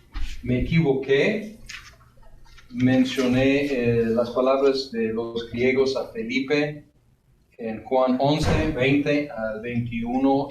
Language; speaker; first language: Spanish; non-native, fluent; English